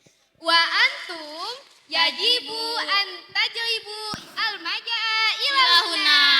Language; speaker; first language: Arabic; non-native, learner; Indonesian